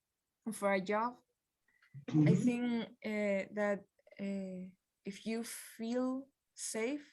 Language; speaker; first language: English; non-native, learner; Spanish